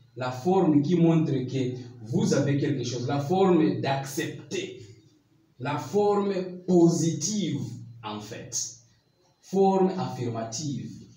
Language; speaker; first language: French; non-native, local second language; Swahili